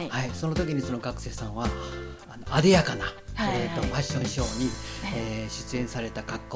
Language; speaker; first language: Japanese; native; Japanese